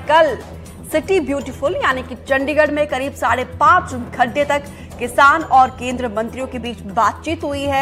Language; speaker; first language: Hindi; native; Hindi